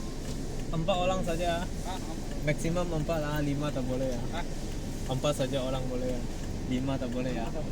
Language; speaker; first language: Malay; non-native, learner; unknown